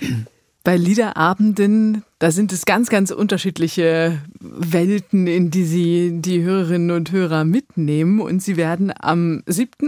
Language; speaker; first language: German; native; German